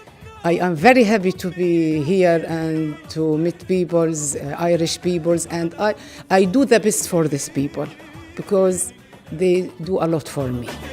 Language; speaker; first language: English; non-native, learner; Arabic